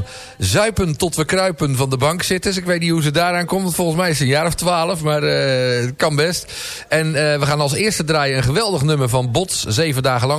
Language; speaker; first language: Dutch; native; Dutch